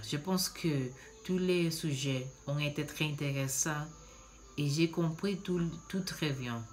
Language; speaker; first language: French; non-native, learner; Spanish